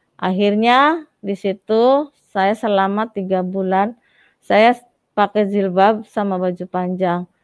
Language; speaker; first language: Indonesian; native; Indonesian